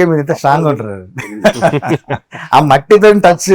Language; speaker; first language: Telugu; native; Telugu